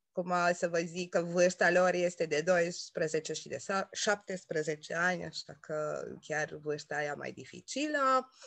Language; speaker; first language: Romanian; non-native, local second language; Hungarian